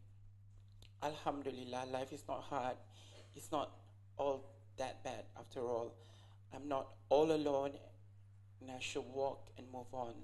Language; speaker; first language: English; non-native, local second language; Malay